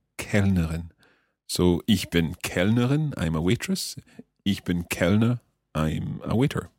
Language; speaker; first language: German; non-native, fluent; English